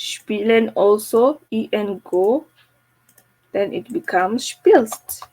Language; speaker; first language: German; non-native, fluent; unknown